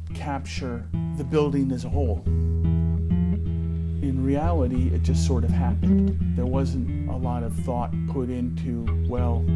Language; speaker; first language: English; native; English